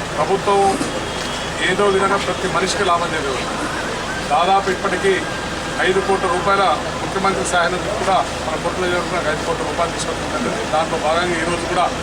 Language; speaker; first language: Telugu; native; Telugu